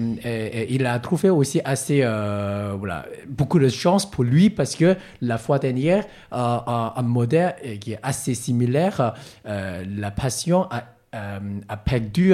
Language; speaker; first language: French; non-native, learner; Cantonese